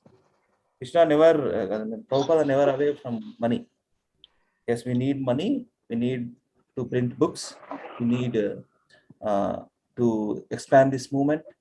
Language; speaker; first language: English; non-native, local second language; Telugu